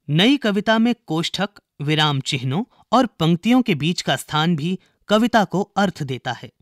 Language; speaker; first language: Hindi; native; Hindi